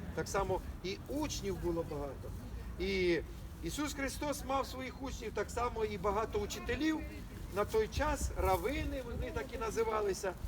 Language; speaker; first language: Ukrainian; non-native, local second language; Russian